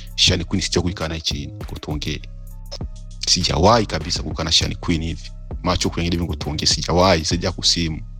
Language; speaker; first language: Swahili; non-native, local second language; Rundi